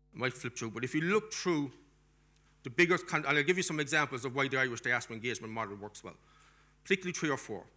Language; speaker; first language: English; native; English